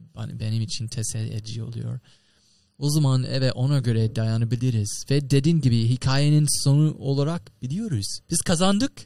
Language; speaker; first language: Turkish; non-native, fluent; English